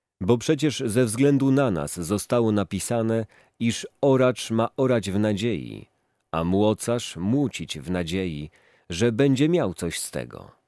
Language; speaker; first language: Polish; native; Polish